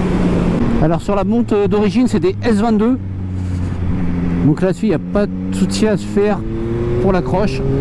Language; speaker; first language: French; native; French